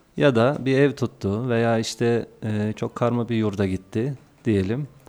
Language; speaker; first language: Turkish; native; Turkish